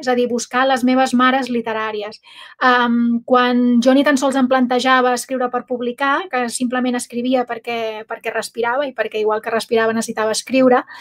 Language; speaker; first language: Catalan; non-native, local second language; Spanish